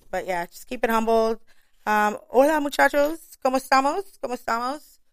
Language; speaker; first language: Spanish; early bilingual, heritage; Spanish